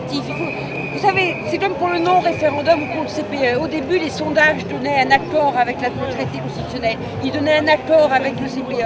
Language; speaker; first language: French; native; French